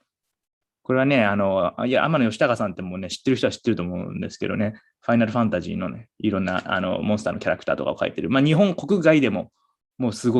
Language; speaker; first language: Japanese; native; Japanese